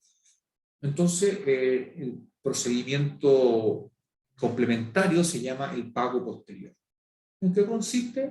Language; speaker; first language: Spanish; native; Spanish